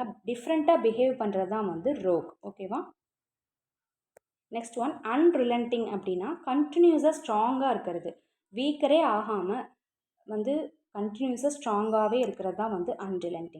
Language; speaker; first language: Tamil; native; Tamil